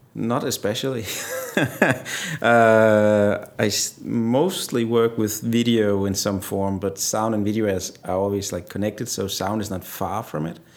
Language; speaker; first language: English; non-native, fluent; Danish